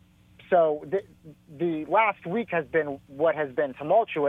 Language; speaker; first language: English; native; English